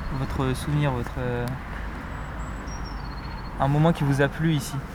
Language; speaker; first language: French; native; French